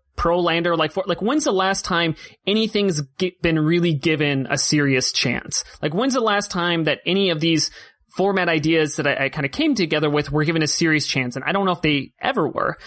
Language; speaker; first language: English; native; English